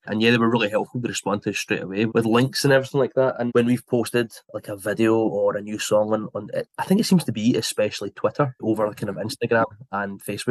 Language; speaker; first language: English; native; English